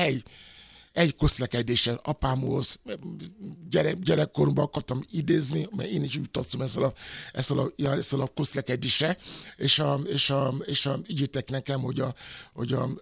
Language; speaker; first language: Hungarian; non-native, learner; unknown